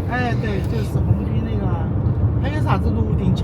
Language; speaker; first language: Chinese; native; Chinese